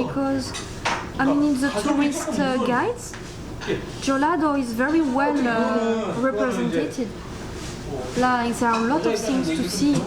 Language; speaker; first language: English; non-native, fluent; French